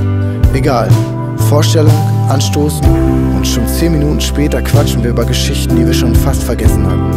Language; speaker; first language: German; native; German